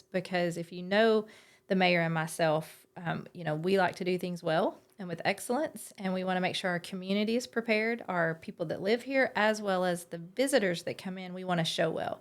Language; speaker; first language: English; native; English